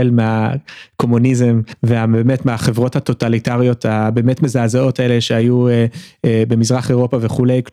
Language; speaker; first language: Hebrew; early bilingual, other home language; English